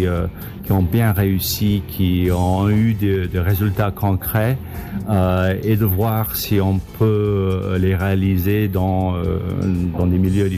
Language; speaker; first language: French; non-native, fluent; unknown